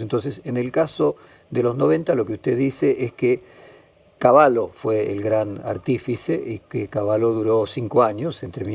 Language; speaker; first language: Spanish; native; Spanish